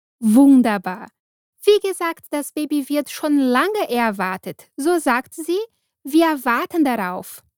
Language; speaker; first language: German; non-native, fluent; Portuguese